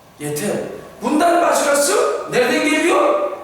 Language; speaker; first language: Turkish; non-native, fluent; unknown